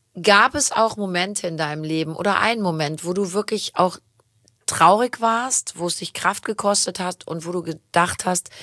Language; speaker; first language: German; native; German